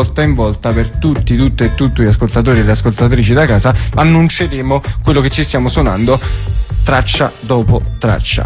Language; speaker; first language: Italian; native; Italian